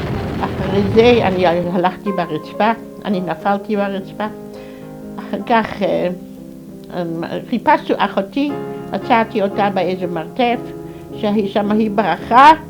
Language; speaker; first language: Hebrew; non-native, fluent; German